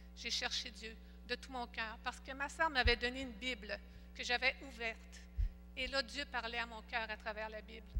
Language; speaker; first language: French; native; French